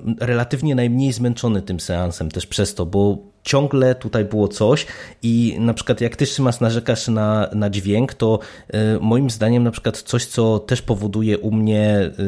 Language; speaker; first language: Polish; native; Polish